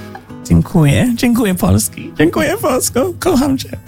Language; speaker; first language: Polish; non-native, learner; English